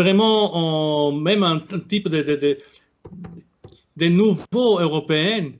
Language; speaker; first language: French; non-native, fluent; Italian